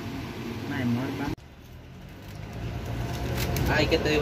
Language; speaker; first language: Spanish; native; Spanish